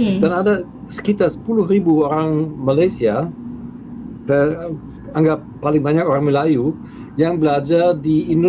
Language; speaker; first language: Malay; non-native, fluent; German